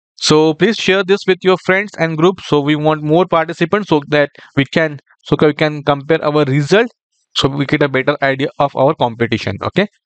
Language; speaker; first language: English; non-native, local second language; Marathi